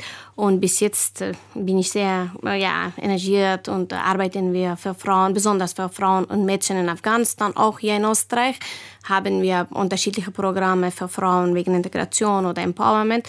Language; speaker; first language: German; non-native, learner; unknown